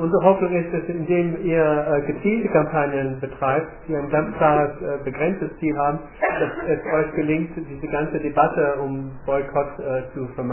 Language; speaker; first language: German; native; German